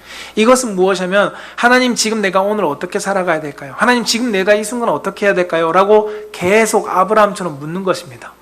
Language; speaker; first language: Korean; native; Korean